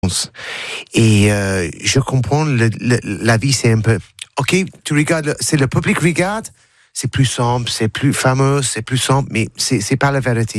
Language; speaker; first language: French; non-native, learner; English